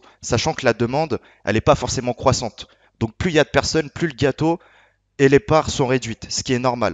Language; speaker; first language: French; native; French